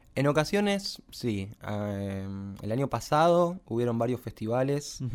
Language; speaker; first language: Spanish; native; Spanish